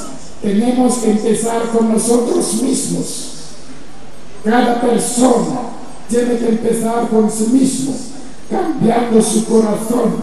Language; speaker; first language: Spanish; non-native, fluent; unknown